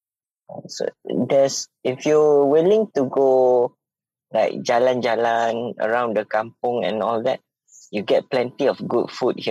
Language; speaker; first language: English; non-native, local second language; Malay